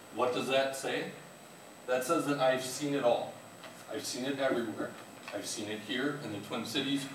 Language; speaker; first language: English; native; English